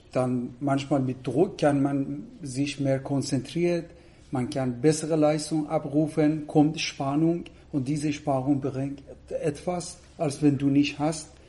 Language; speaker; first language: German; non-native, learner; Persian